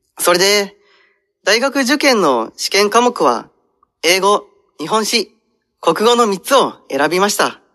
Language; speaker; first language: Japanese; non-native, learner; Indonesian